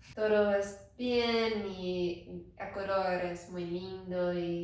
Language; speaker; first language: Spanish; non-native, learner; English